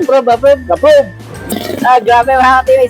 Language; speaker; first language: Filipino; native; Filipino